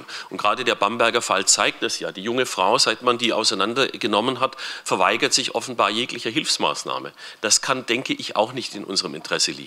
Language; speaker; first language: German; native; German